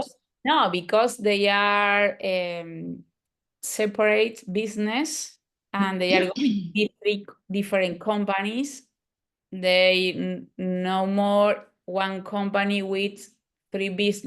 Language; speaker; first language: English; non-native, learner; Spanish